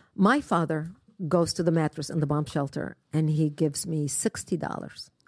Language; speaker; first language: English; non-native, fluent; Arabic